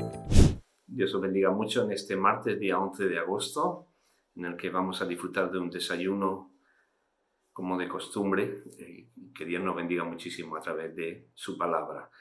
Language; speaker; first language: Spanish; native; Spanish